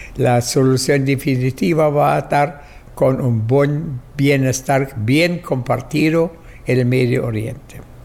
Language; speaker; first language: Spanish; non-native, fluent; German